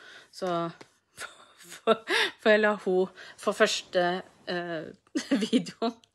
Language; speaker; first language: Norwegian; native; Norwegian